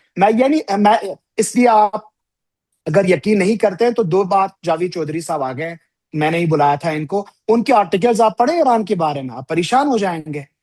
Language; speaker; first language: Urdu; non-native, local second language; Balti